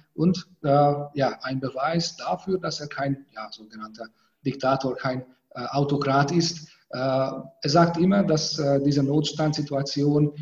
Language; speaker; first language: German; non-native, fluent; Hungarian